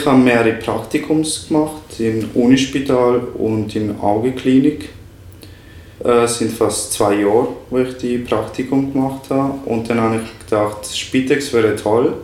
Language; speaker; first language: German; non-native, fluent; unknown